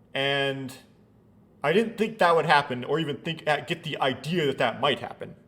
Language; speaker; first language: English; native; English